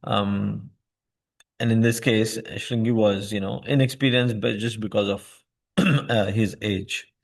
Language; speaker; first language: English; non-native, local second language; Hindi